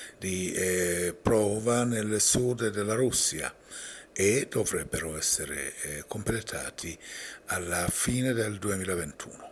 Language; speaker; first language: Italian; non-native, fluent; Persian